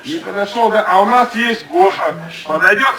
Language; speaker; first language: Russian; native; Russian